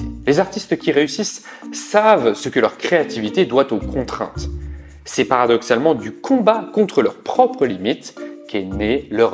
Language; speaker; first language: French; native; French